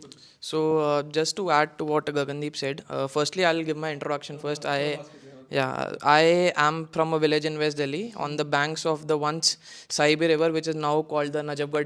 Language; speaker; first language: English; non-native, local second language; Hindi